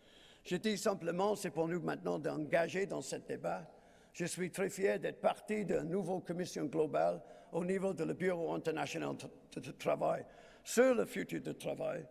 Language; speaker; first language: French; non-native, fluent; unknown